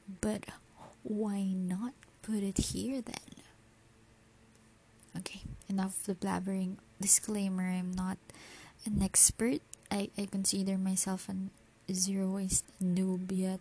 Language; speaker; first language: English; non-native, local second language; Filipino